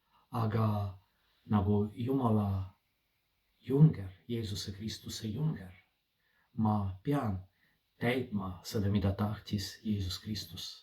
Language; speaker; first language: Estonian; non-native, fluent; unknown